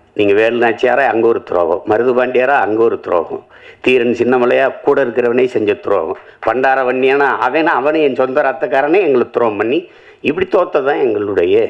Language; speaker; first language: Tamil; native; Tamil